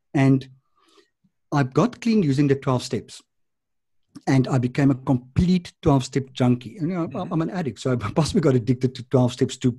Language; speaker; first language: English; non-native, local second language; Afrikaans